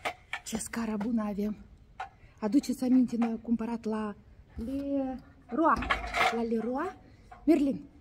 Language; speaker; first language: Romanian; non-native, learner; Russian